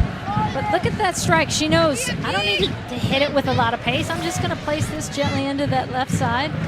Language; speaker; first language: English; native; English